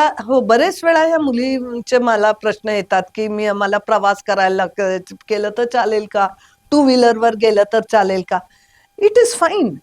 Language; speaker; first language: Marathi; non-native, local second language; Kannada